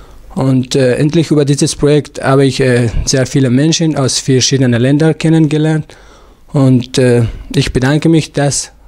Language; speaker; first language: German; non-native, fluent; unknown